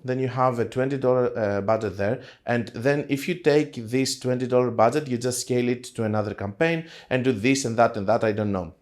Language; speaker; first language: English; non-native, fluent; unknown